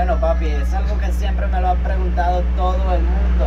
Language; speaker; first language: Spanish; native; Spanish